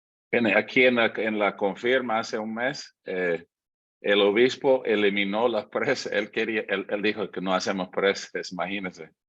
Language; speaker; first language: Spanish; non-native, fluent; English